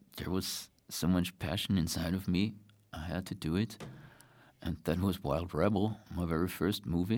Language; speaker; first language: English; non-native, fluent; German